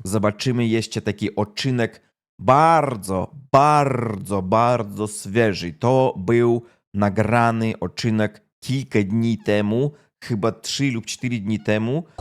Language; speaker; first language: Polish; non-native, fluent; Russian